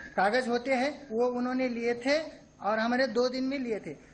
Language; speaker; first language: Hindi; non-native, local second language; Marathi